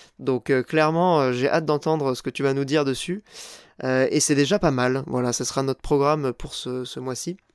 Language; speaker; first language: French; native; French